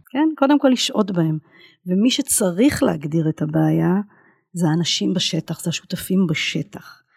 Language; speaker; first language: Hebrew; native; Hebrew